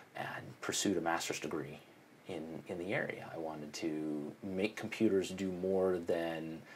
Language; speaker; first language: English; native; English